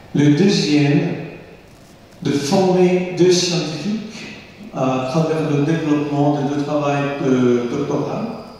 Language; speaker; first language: French; non-native, fluent; Spanish